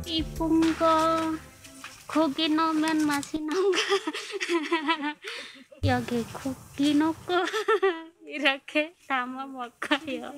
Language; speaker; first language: Korean; non-native, learner; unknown